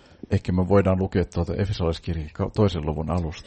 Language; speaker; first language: Finnish; native; Finnish